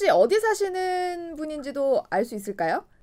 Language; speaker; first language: Korean; native; Korean